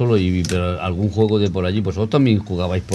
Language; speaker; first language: Spanish; native; Spanish